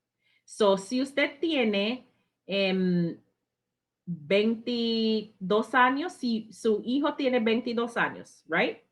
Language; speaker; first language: Spanish; non-native, fluent; English